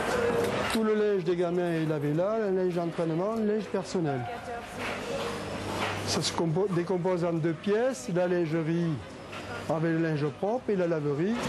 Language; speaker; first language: French; native; French